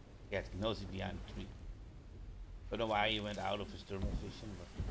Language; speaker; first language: English; non-native, fluent; Dutch